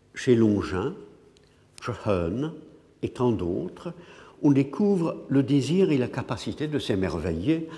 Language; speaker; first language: French; non-native, fluent; English